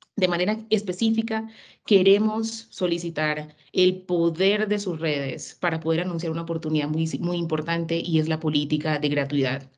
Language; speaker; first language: Spanish; native; Spanish